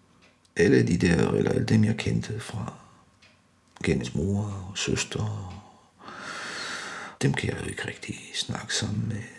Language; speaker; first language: Danish; non-native, fluent; Bosnian